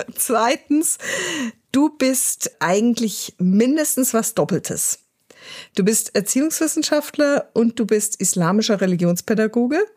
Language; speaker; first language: German; native; German